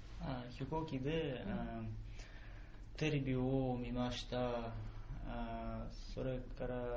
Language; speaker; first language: Japanese; non-native, learner; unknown